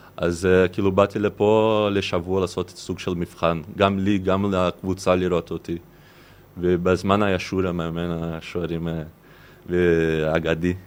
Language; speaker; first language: Hebrew; non-native, fluent; Portuguese